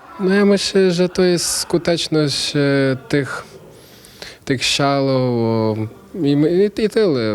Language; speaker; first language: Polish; non-native, learner; Ukrainian